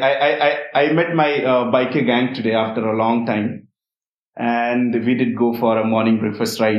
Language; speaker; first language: English; non-native, local second language; Hindi